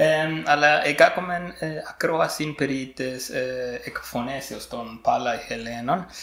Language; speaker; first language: Greek; non-native, fluent; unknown